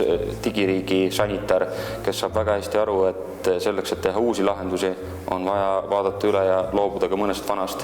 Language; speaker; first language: Estonian; native; Estonian